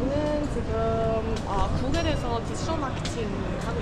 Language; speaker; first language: Korean; non-native, fluent; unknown